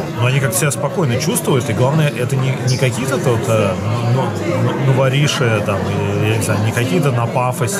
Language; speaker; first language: Russian; native; Russian